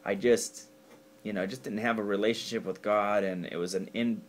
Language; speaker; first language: English; native; English